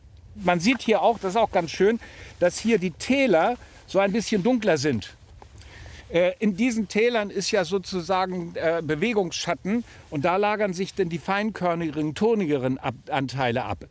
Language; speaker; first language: German; native; German